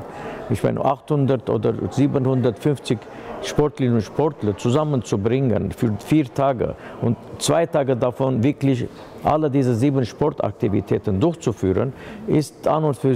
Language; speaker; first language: German; non-native, fluent; Armenian